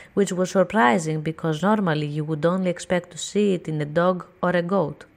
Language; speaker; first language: English; non-native, fluent; Greek